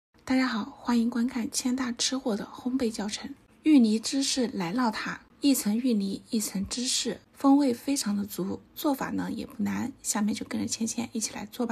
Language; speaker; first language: Chinese; native; Chinese